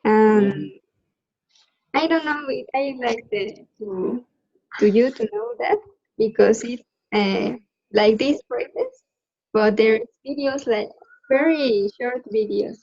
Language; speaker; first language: English; non-native, learner; Spanish